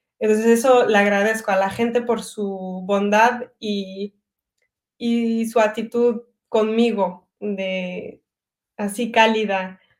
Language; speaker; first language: Spanish; non-native, fluent; French